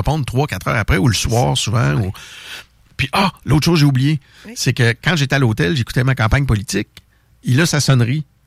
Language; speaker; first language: French; native; French